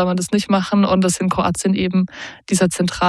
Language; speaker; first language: German; native; German